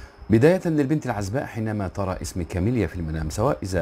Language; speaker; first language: Arabic; native; Arabic